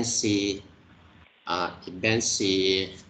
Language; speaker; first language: English; non-native, learner; Vietnamese